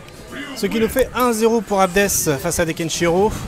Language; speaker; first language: French; native; French